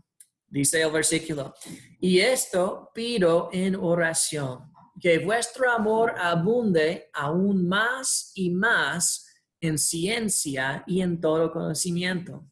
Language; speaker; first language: Spanish; non-native, fluent; English